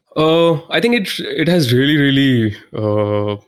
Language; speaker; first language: English; non-native, local second language; Hindi